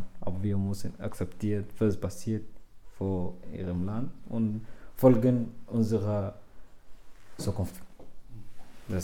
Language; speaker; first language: German; non-native, learner; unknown